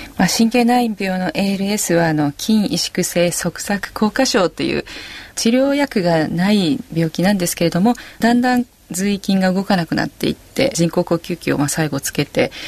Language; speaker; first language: Japanese; native; Japanese